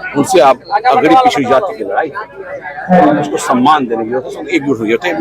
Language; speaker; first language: Hindi; native; Hindi